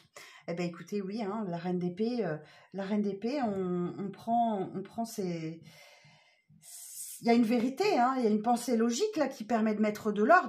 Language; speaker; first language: French; native; French